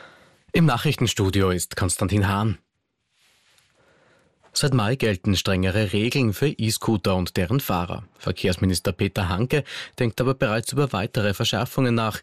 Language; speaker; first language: German; native; German